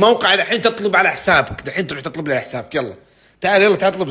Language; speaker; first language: Arabic; native; Arabic